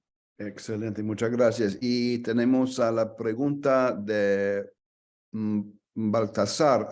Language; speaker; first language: Spanish; non-native, fluent; English